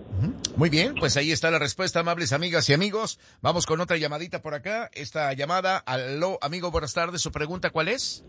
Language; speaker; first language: Spanish; native; Spanish